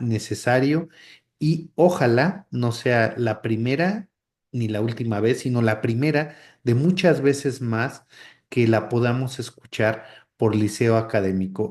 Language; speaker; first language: Spanish; native; Spanish